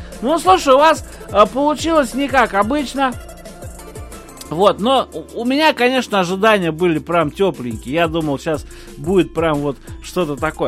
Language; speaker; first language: Russian; native; Russian